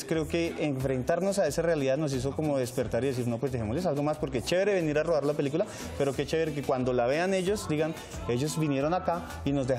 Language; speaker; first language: Spanish; native; Spanish